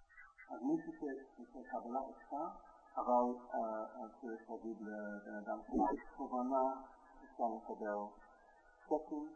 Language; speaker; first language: Hebrew; non-native, fluent; English